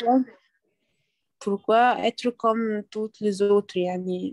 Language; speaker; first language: French; non-native, learner; Arabic